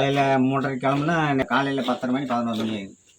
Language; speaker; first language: Tamil; native; Tamil